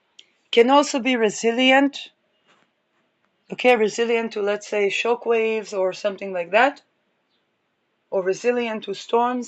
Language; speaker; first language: English; non-native, fluent; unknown